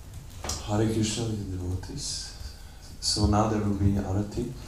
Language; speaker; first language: English; non-native, fluent; German